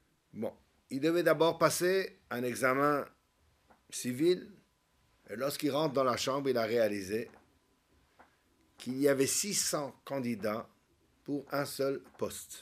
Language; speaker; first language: French; native; French